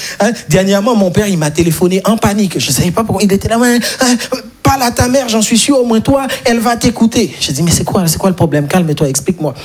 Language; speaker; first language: French; non-native, local second language; Haitian Creole